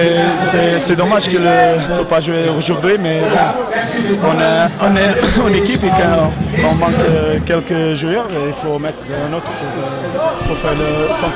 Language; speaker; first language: French; non-native, fluent; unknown